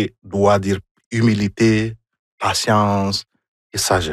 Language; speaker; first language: French; non-native, fluent; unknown